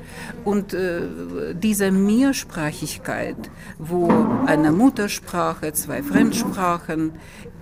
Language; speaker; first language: German; non-native, fluent; Russian